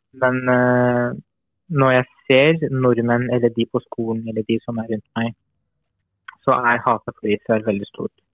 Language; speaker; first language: Norwegian; non-native, fluent; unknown